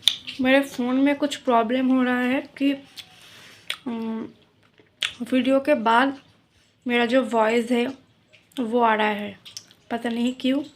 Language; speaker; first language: Hindi; non-native, local second language; Bangla